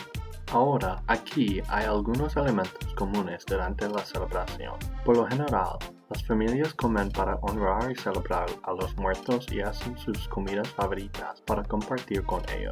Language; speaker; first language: Spanish; non-native, learner; English